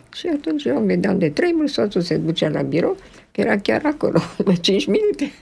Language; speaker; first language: Romanian; early bilingual, other home language; French